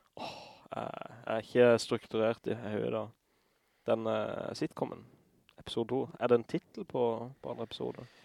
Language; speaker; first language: Norwegian; native; Norwegian